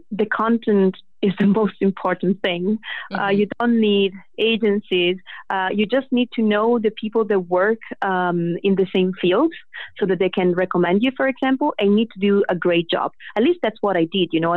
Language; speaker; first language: English; non-native, fluent; Italian